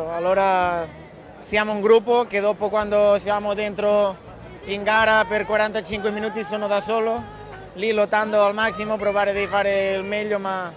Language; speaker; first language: Italian; non-native, fluent; Spanish